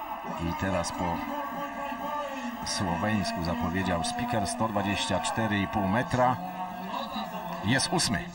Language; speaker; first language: Polish; native; Polish